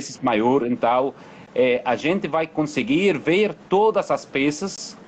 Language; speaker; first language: Portuguese; non-native, fluent; Arabic